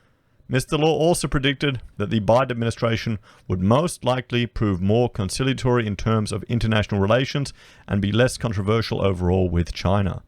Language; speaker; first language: English; native; English